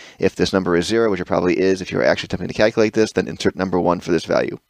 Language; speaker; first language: English; native; English